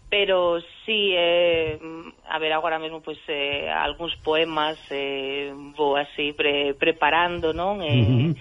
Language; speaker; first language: Galician; native; Galician